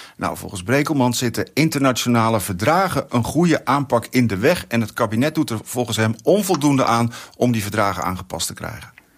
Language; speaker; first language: Dutch; native; Dutch